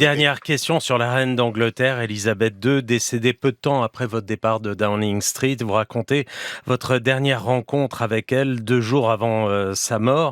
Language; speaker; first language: French; native; French